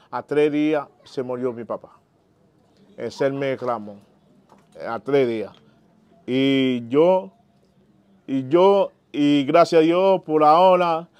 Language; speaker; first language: Spanish; non-native, learner; Haitian Creole